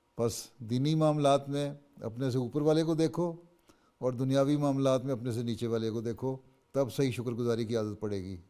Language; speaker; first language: Urdu; native; Urdu